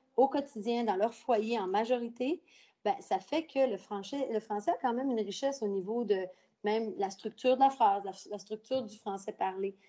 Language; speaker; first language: French; native; French